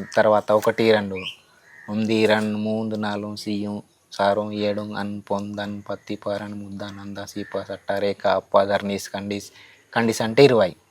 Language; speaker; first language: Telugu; non-native, local second language; Gondi